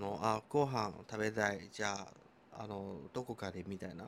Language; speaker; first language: Japanese; non-native, fluent; Chinese